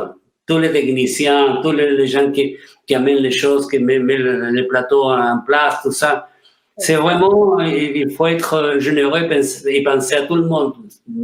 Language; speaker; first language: French; non-native, fluent; Spanish